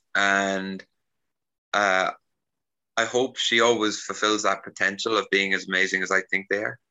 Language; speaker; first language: English; native; English